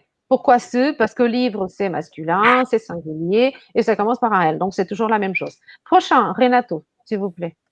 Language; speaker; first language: French; non-native, fluent; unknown